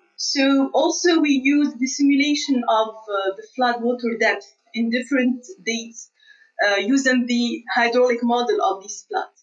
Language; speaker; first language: English; non-native, fluent; Arabic